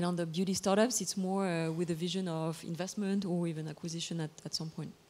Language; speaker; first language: English; non-native, fluent; Bulgarian